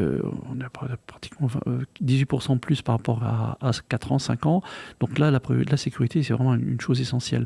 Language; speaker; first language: French; native; French